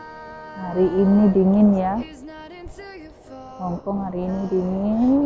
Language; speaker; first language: Indonesian; non-native, local second language; Javanese